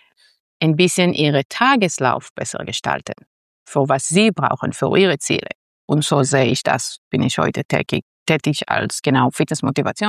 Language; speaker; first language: German; non-native, fluent; Hebrew